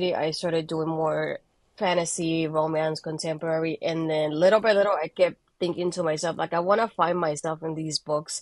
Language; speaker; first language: English; non-native, fluent; Spanish